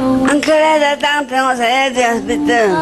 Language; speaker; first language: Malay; non-native, local second language; Chinese